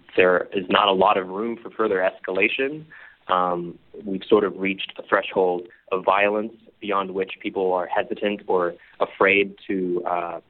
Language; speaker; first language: English; non-native, local second language; Cantonese